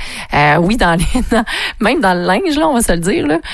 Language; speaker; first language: French; native; French